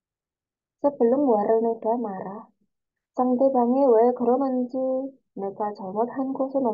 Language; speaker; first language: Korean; non-native, fluent; Indonesian